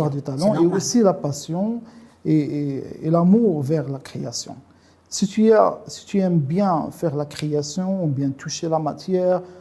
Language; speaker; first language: French; non-native, local second language; Arabic